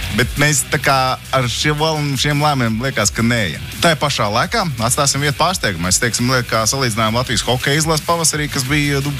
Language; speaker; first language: Latvian; native; Latvian